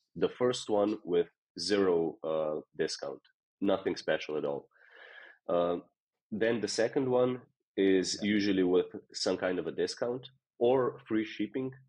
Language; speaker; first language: English; non-native, fluent; Slovenian